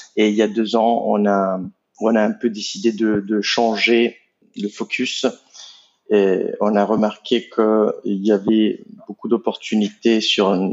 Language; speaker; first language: French; non-native, fluent; Italian